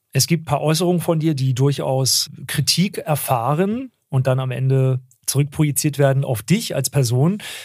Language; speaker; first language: German; early bilingual, other home language; Turkish